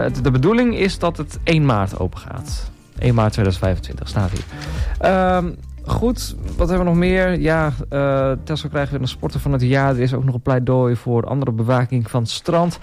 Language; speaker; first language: Dutch; native; Dutch